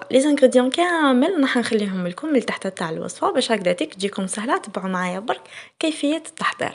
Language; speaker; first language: Arabic; native; Arabic